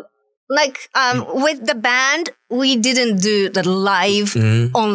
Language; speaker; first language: English; non-native, fluent; Japanese